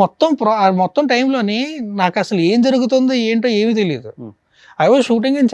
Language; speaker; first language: Telugu; native; Telugu